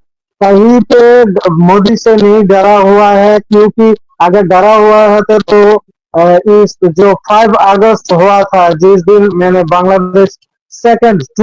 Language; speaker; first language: Hindi; non-native, fluent; Bangla